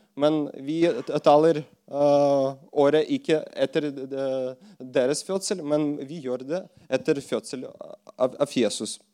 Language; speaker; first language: Norwegian; non-native, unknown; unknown